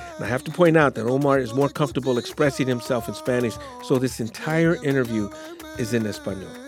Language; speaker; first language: English; native; English